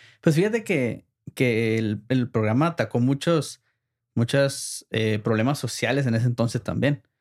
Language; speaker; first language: Spanish; early bilingual, heritage; Spanish